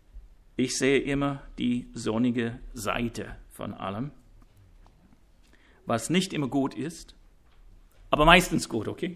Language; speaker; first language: German; non-native, fluent; English